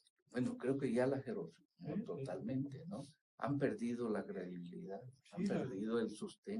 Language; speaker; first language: Spanish; native; Spanish